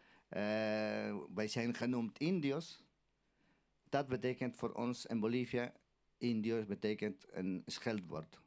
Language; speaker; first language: Dutch; non-native, learner; Aymara